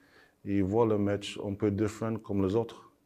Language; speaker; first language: French; non-native, learner; English